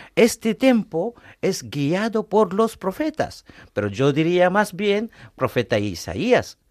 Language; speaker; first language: Spanish; non-native, fluent; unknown